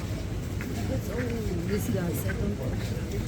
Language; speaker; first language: English; non-native, learner; Russian